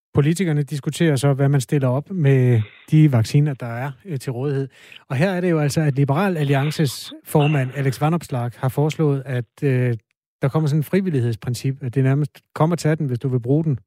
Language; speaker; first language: Danish; native; Danish